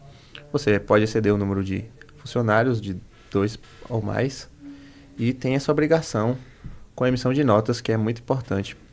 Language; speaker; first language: Portuguese; native; Portuguese